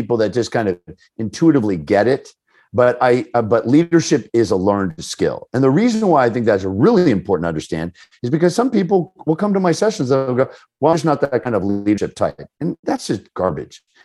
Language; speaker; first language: English; native; English